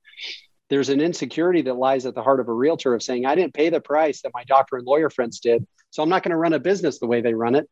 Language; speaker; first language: English; native; English